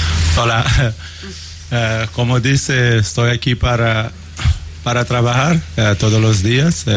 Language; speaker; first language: Spanish; non-native, learner; Portuguese